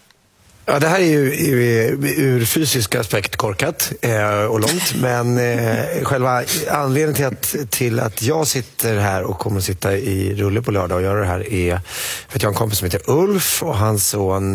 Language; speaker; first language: Swedish; native; Swedish